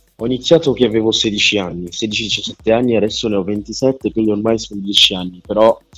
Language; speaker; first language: Italian; early bilingual, other home language; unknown